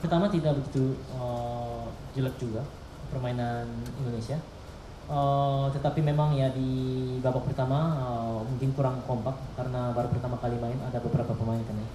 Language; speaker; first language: Indonesian; non-native, fluent; Korean